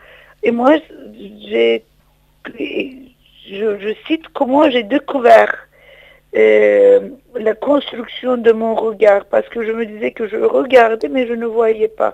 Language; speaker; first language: French; non-native, fluent; Turkish